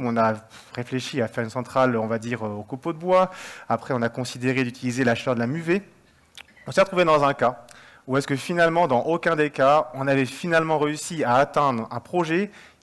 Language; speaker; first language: French; native; French